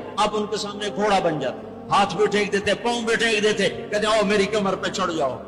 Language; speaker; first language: Urdu; non-native, local second language; Punjabi